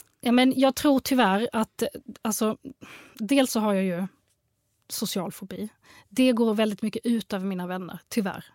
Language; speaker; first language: Swedish; early bilingual, other home language; Arabic